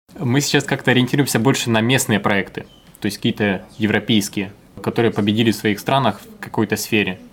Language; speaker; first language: Russian; native; Russian